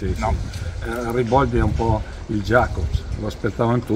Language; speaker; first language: Italian; native; Italian